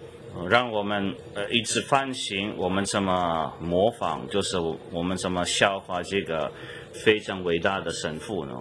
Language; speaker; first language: Chinese; non-native, fluent; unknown